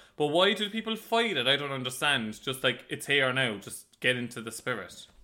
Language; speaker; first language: English; native; English